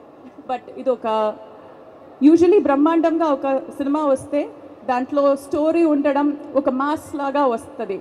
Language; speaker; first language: Telugu; non-native, learner; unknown